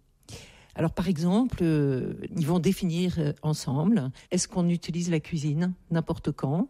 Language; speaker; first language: French; native; French